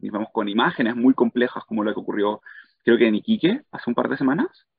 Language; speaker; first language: Spanish; native; Spanish